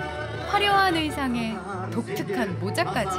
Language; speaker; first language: Korean; native; Korean